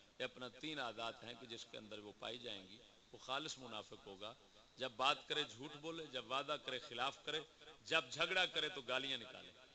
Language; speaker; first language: Urdu; non-native, local second language; Punjabi